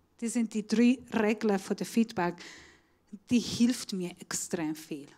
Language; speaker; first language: German; non-native, fluent; Assyrian Neo-Aramaic